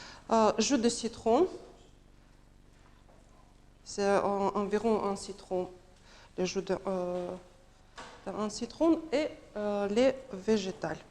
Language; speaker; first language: French; non-native, learner; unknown